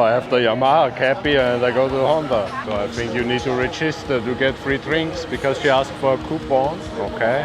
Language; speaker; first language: English; non-native, fluent; German